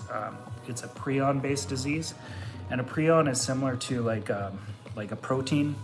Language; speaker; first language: English; native; English